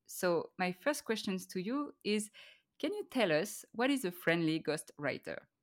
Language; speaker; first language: English; non-native, fluent; French